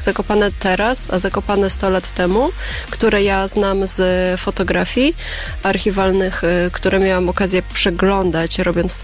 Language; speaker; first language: Polish; native; Polish